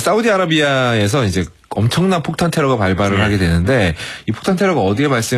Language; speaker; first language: Korean; native; Korean